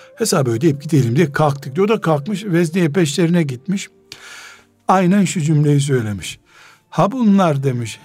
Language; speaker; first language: Turkish; native; Turkish